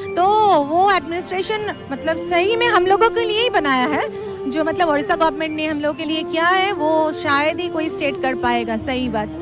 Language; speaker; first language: Hindi; non-native, local second language; Bangla